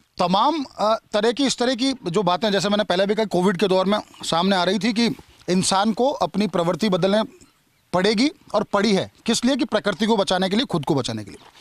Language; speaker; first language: Hindi; native; Hindi